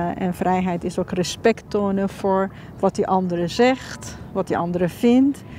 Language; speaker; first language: Dutch; non-native, fluent; Persian